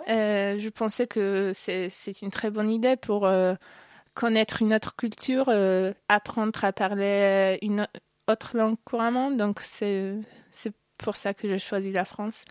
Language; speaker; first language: French; non-native, fluent; Polish